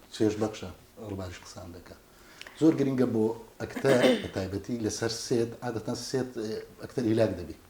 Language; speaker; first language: Central Kurdish; native; Central Kurdish